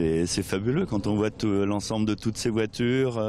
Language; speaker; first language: French; native; French